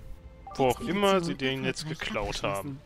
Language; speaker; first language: German; native; German